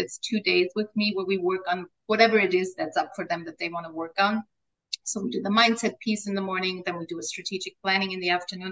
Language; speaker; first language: English; non-native, fluent; German